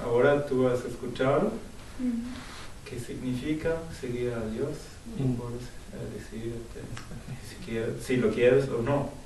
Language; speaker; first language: Spanish; non-native, fluent; German